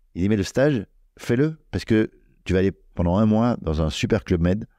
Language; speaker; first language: French; native; French